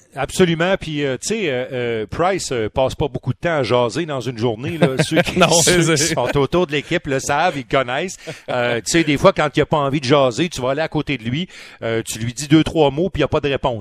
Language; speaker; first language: French; native; French